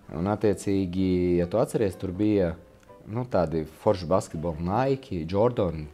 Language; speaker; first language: Latvian; non-native, local second language; Russian